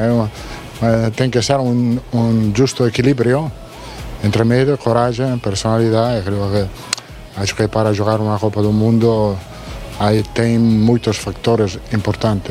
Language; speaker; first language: Portuguese; non-native, learner; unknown